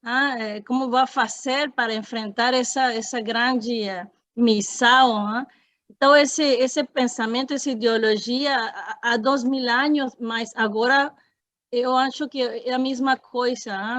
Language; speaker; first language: Portuguese; non-native, fluent; Spanish